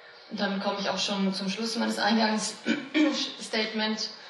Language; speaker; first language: German; native; German